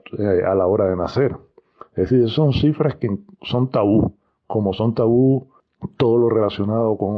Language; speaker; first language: Spanish; native; Spanish